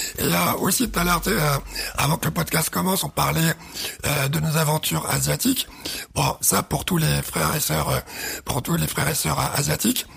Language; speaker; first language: French; early bilingual, other home language; Arabic